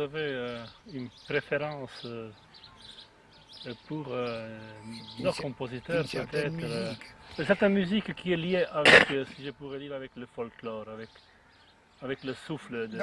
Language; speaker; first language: French; non-native, fluent; Macedonian